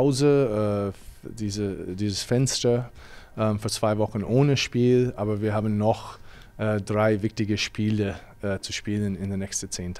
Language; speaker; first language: German; non-native, fluent; English